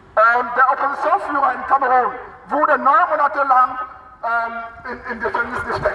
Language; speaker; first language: German; non-native, fluent; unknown